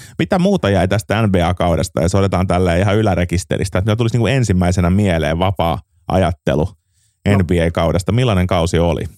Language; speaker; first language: Finnish; native; Finnish